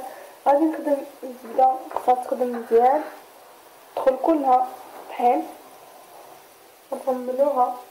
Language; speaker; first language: Arabic; native; Arabic